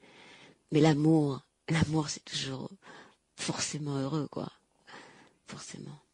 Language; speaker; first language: French; native; French